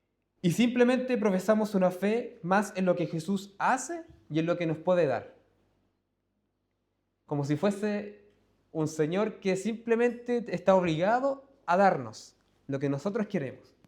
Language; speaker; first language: Spanish; native; Spanish